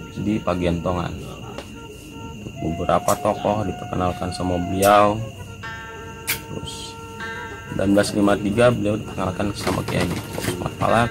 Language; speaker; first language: Indonesian; native; Indonesian